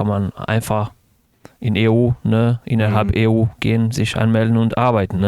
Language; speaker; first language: German; non-native, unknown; Bosnian